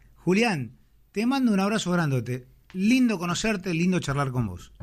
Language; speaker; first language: Spanish; native; Spanish